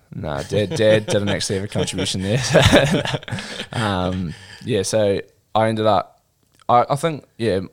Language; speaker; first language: English; native; English